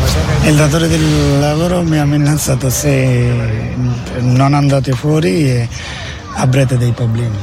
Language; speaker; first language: Italian; non-native, learner; Bangla